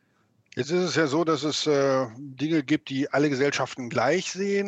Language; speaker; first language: German; native; German